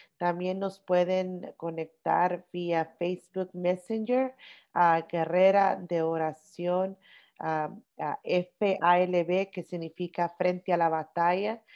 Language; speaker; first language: Spanish; early bilingual, heritage; Spanish